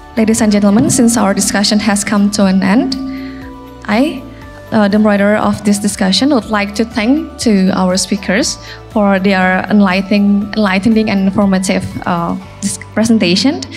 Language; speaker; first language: English; non-native, fluent; Indonesian